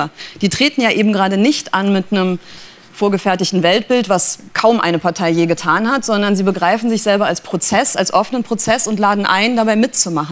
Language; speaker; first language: German; native; German